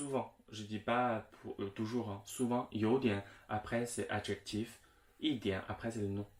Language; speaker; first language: French; non-native, fluent; Chinese